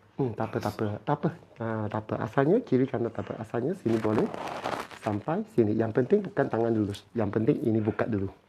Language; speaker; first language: Malay; non-native, local second language; Chinese